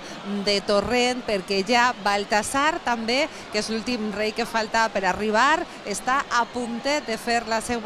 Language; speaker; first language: Catalan; native; Catalan